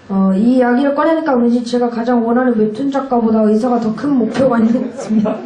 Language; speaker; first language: Korean; native; Korean